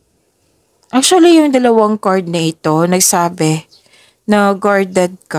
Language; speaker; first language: Filipino; native; Filipino